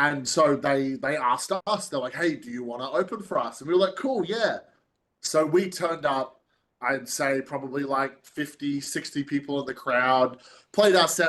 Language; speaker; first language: English; native; English